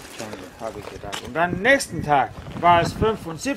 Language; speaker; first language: German; non-native, learner; Danish